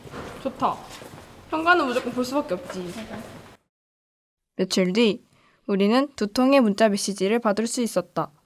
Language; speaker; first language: Korean; native; Korean